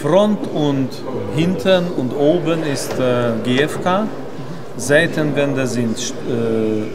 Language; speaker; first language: German; non-native, learner; Hungarian